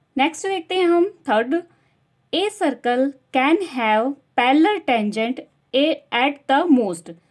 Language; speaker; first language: Hindi; native; Hindi